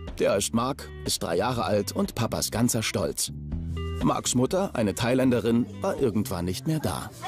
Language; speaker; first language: German; native; German